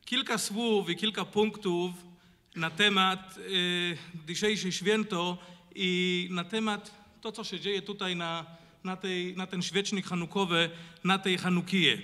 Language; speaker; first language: Polish; non-native, fluent; Hebrew